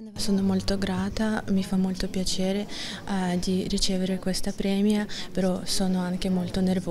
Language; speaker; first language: Italian; non-native, learner; Ukrainian